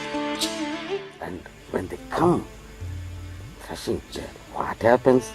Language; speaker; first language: English; non-native, local second language; Telugu